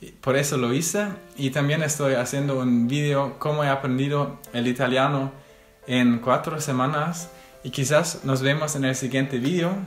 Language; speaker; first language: Spanish; non-native, fluent; German